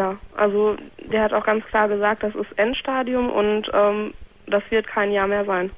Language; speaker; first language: German; native; German